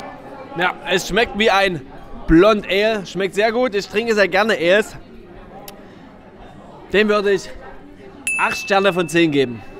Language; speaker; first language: German; native; German